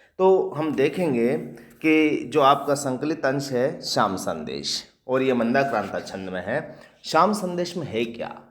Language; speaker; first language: Hindi; native; Hindi